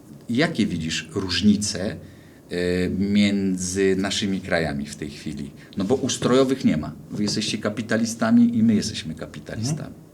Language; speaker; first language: Polish; native; Polish